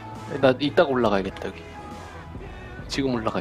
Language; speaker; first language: Korean; native; Korean